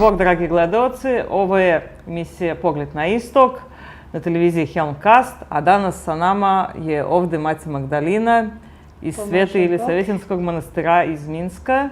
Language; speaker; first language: Bosnian; native; Bosnian